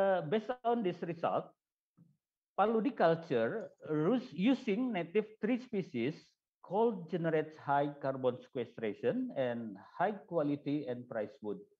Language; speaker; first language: English; non-native, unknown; Indonesian